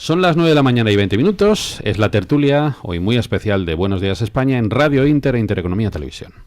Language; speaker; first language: Spanish; native; Spanish